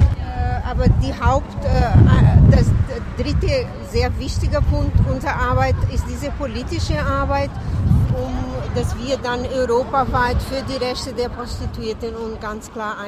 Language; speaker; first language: German; non-native, fluent; Portuguese